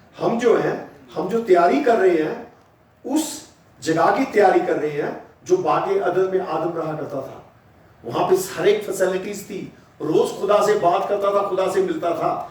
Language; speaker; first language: Hindi; non-native, local second language; Punjabi